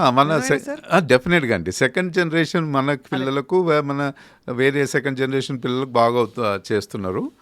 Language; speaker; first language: Telugu; native; Telugu